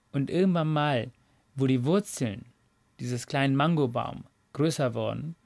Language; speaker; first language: German; non-native, fluent; Tamil